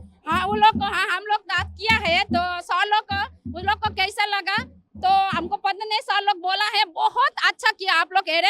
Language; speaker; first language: Hindi; non-native, local second language; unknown